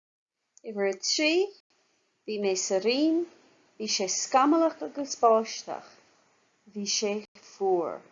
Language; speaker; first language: Irish; non-native, local second language; English